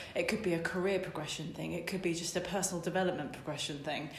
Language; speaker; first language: English; native; English